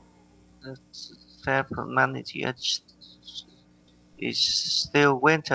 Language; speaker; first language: English; non-native, learner; Vietnamese